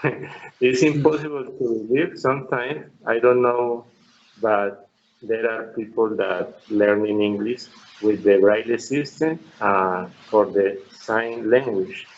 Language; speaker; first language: English; non-native, learner; Spanish